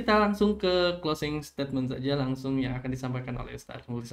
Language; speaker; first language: Indonesian; native; Indonesian